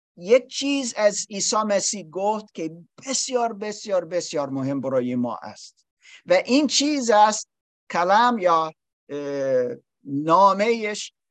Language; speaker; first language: Persian; non-native, learner; English